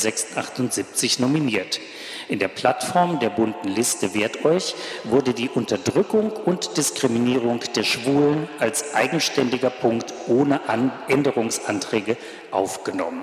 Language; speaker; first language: German; native; German